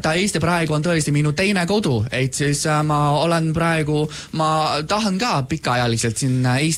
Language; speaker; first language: Estonian; non-native, fluent; Chinese